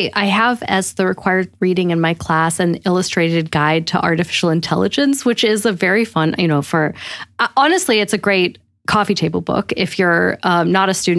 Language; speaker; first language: English; native; English